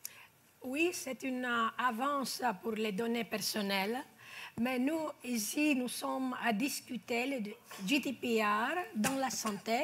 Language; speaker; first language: French; non-native, fluent; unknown